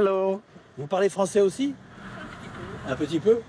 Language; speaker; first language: French; native; French